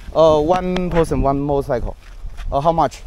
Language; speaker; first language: English; non-native, learner; Chinese